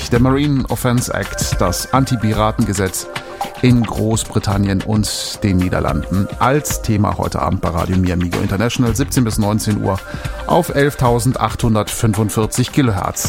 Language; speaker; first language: German; native; German